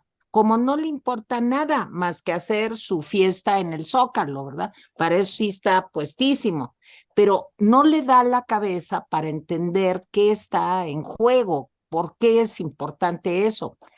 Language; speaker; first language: Spanish; native; Spanish